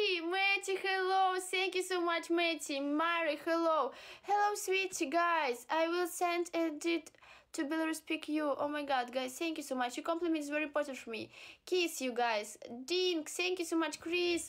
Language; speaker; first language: English; non-native, learner; Russian